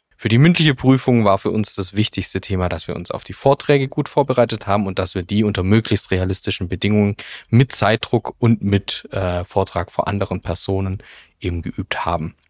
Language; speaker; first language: German; native; German